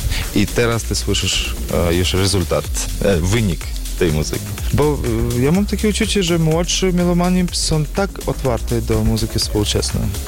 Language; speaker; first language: Polish; non-native, learner; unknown